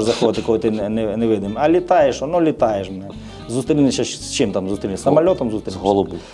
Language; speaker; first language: Ukrainian; native; Ukrainian